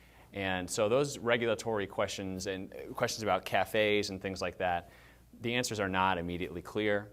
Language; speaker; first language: English; native; English